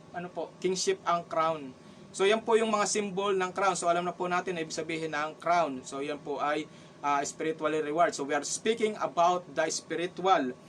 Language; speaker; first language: Filipino; non-native, local second language; Cebuano